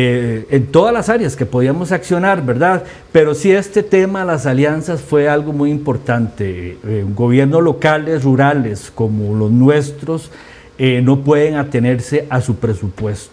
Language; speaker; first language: Spanish; native; Spanish